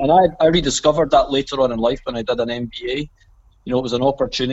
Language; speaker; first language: English; native; English